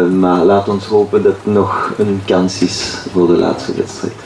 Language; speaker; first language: Dutch; non-native, local second language; French